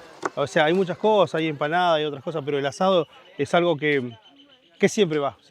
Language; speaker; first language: Spanish; native; Spanish